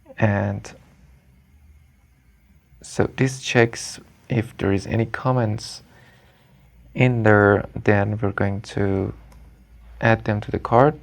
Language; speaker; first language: English; non-native, fluent; Persian